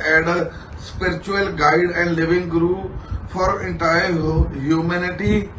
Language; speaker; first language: English; non-native, local second language; Punjabi